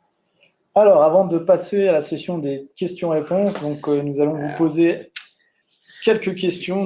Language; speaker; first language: French; native; French